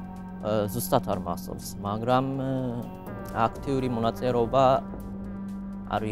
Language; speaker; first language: Georgian; non-native, fluent; Japanese